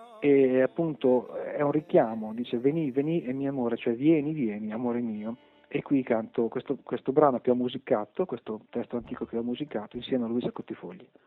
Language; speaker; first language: Italian; native; Italian